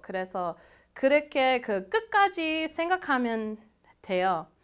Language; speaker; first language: Korean; non-native, fluent; English